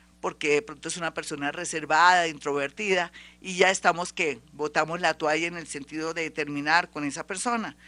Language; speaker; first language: Spanish; native; Spanish